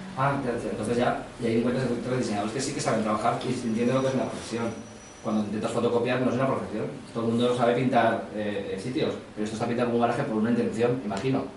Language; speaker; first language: Spanish; native; Spanish